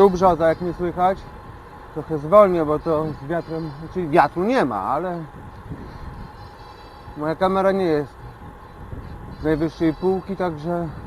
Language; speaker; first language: Polish; native; Polish